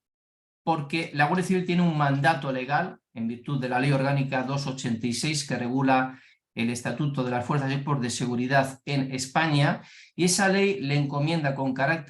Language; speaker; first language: Spanish; native; Spanish